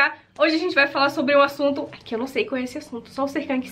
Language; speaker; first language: Portuguese; native; Portuguese